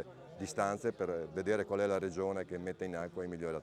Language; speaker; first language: Italian; native; Italian